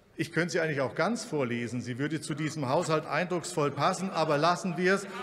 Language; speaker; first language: German; native; German